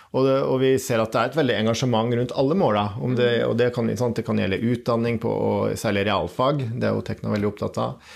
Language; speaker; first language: Norwegian; native; Norwegian